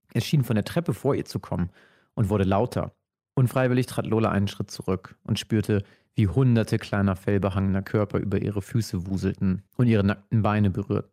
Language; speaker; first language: German; native; German